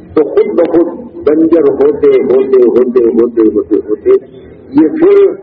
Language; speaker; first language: Urdu; native; Urdu